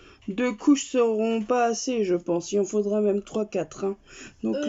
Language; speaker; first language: French; native; French